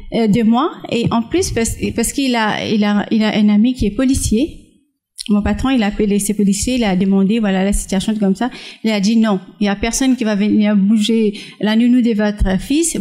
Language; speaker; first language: French; non-native, fluent; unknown